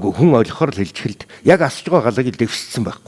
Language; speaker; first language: Mongolian; native; Mongolian